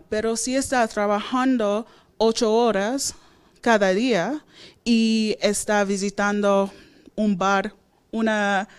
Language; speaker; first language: Spanish; non-native, fluent; English